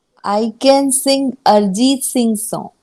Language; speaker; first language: English; non-native, learner; Hindi